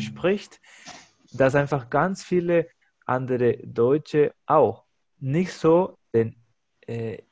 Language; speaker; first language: German; non-native, fluent; Spanish